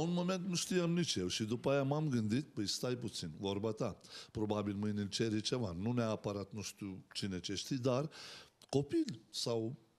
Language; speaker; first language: Romanian; non-native, learner; Turkish